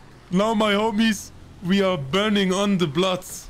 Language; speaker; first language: English; non-native, learner; German